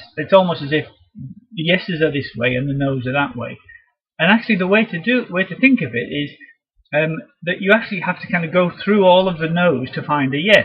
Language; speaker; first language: English; native; English